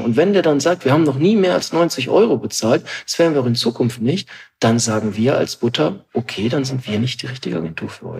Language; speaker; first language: German; native; German